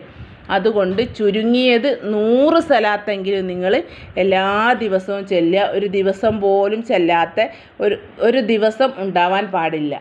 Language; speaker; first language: Malayalam; native; Malayalam